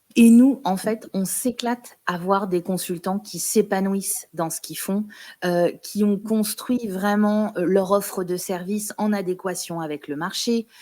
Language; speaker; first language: French; native; French